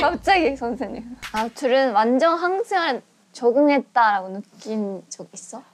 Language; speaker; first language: Korean; non-native, fluent; Japanese